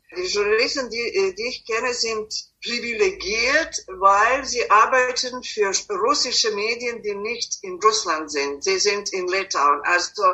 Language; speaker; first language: German; non-native, fluent; Serbian